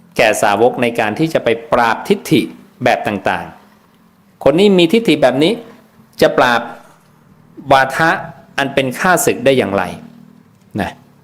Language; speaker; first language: Thai; native; Thai